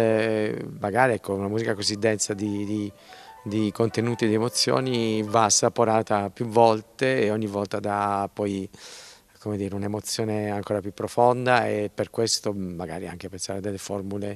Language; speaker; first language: Italian; native; Italian